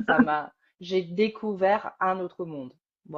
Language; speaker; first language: French; native; French